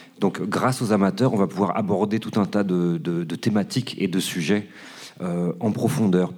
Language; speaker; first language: French; native; French